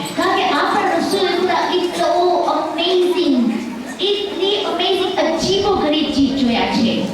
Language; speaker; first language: Gujarati; early bilingual, heritage; Gujarati